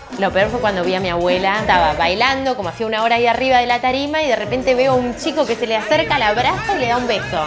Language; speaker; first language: Spanish; native; Spanish